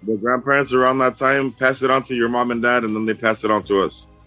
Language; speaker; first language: English; early bilingual, other home language; Spanish